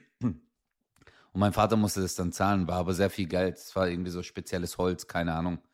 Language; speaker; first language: German; early bilingual, other home language; Turkish